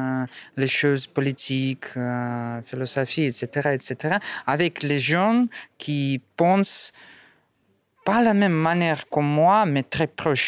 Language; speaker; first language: French; non-native, learner; Russian